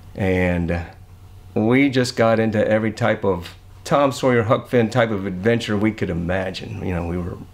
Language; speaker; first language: English; native; English